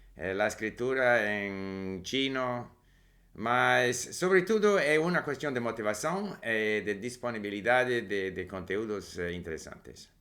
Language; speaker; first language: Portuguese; non-native, learner; English